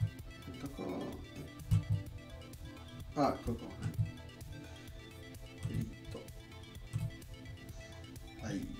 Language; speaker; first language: Japanese; non-native, learner; English